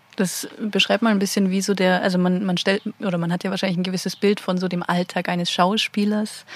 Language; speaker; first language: German; native; German